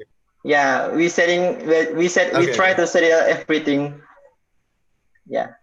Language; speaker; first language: English; non-native, fluent; Indonesian